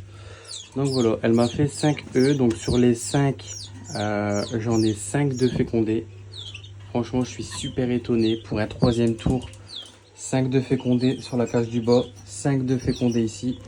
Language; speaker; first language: French; native; French